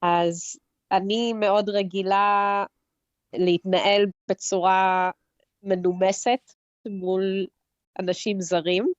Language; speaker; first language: Hebrew; early bilingual, heritage; Hebrew